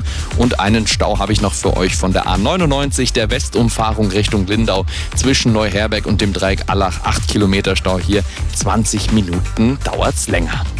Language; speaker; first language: German; native; German